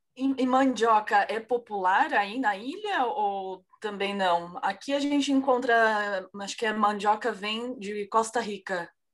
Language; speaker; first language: Portuguese; native; Portuguese